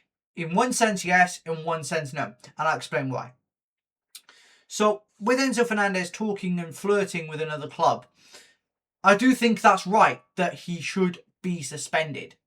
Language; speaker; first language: English; native; English